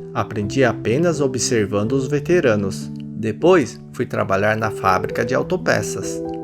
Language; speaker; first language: Portuguese; early bilingual, other home language; Japanese